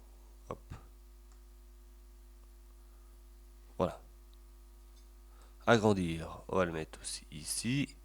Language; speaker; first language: French; native; French